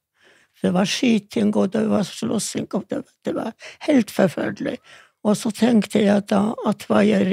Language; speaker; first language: Norwegian; non-native, fluent; Yiddish